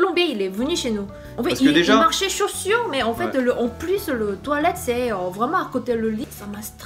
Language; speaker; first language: French; non-native, fluent; Korean